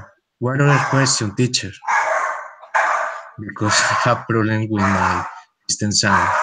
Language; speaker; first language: English; non-native, learner; Spanish